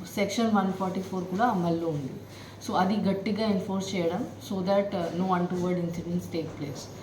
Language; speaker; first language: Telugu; non-native, fluent; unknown